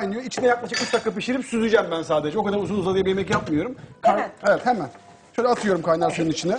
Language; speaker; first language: Turkish; native; Turkish